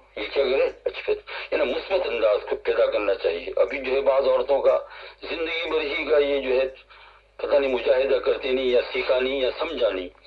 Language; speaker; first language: Urdu; non-native, local second language; Gujarati